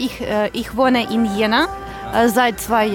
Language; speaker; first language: German; non-native, learner; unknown